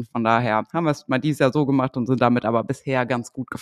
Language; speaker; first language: German; native; German